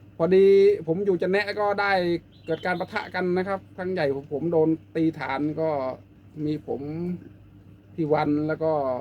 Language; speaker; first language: Thai; non-native, local second language; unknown